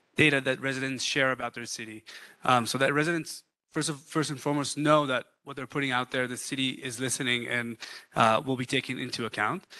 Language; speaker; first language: English; non-native, fluent; Hebrew